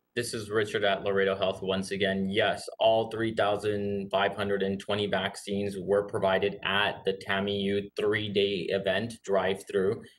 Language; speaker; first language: English; early bilingual, other home language; Spanish